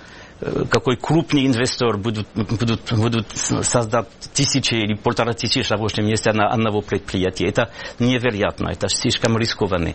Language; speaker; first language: Russian; non-native, fluent; French